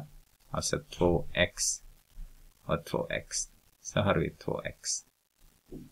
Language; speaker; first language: Swedish; non-native, fluent; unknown